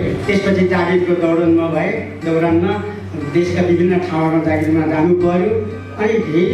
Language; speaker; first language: Nepali; native; Nepali